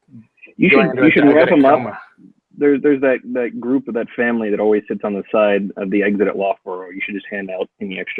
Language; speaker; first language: English; native; English